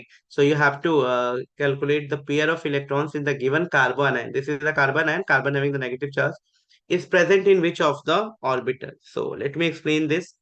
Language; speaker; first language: English; non-native, local second language; Hindi